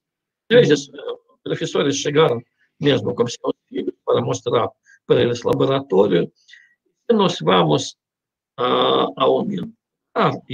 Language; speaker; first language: Portuguese; non-native, fluent; Russian